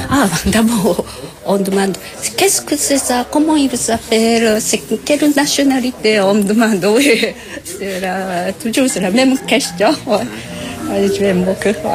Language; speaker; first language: French; non-native, fluent; Japanese